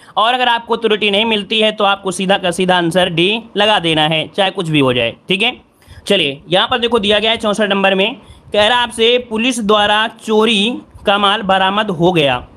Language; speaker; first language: Hindi; native; Hindi